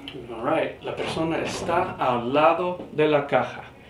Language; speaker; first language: Spanish; non-native, fluent; English